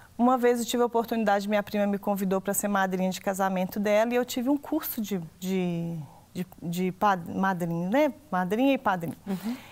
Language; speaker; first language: Portuguese; native; Portuguese